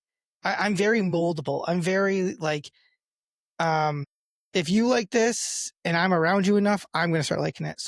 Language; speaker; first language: English; native; English